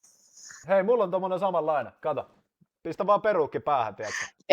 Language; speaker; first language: Finnish; native; Finnish